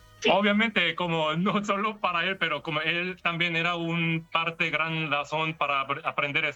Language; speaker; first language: Spanish; non-native, learner; Korean